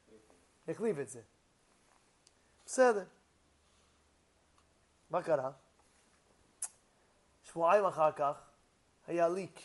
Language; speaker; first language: Hebrew; non-native, fluent; English